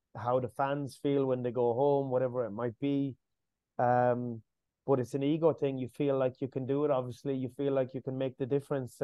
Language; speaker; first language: English; native; English